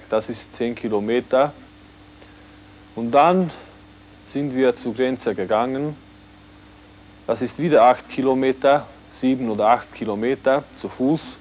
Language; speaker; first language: German; non-native, learner; Hungarian